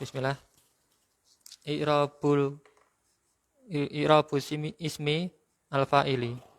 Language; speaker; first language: Arabic; non-native, learner; Indonesian